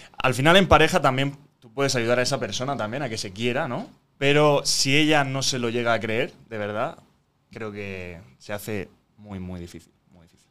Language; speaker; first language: Spanish; native; Spanish